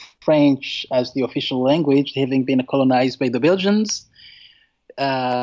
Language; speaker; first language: English; non-native, fluent; Rundi